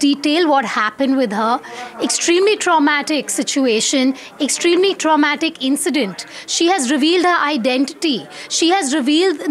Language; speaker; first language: English; non-native, local second language; Hindi